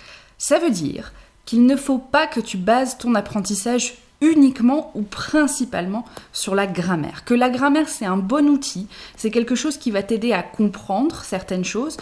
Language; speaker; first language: French; native; French